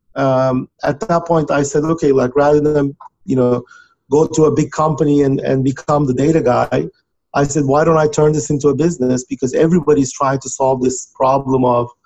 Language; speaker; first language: English; non-native, fluent; Turkish